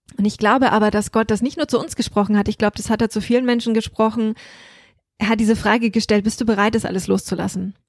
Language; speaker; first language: German; native; German